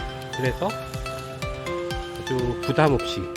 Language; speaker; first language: Korean; native; Korean